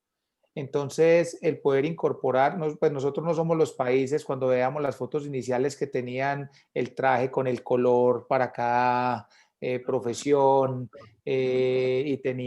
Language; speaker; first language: Spanish; native; Spanish